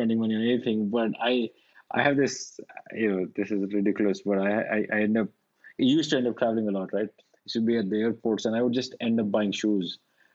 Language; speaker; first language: English; non-native, local second language; Hindi